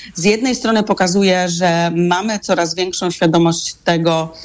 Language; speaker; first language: Polish; native; Polish